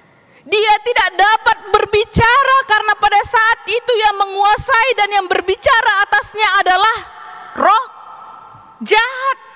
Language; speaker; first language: Indonesian; native; Indonesian